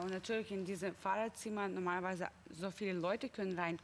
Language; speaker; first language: German; non-native, learner; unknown